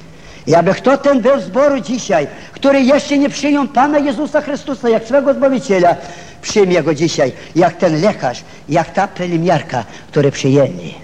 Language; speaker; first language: Polish; non-native, fluent; Ukrainian